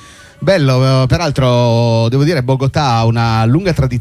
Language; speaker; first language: Italian; native; Italian